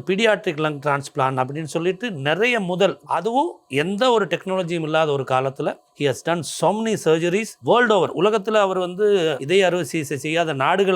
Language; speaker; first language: Tamil; native; Tamil